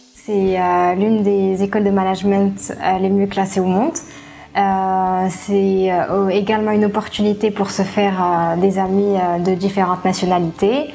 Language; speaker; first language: French; non-native, local second language; Arabic